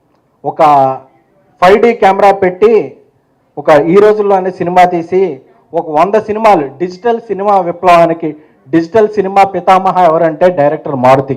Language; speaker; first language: Telugu; native; Telugu